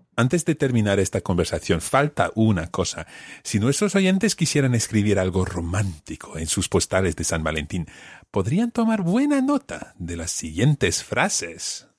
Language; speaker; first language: Spanish; non-native, fluent; English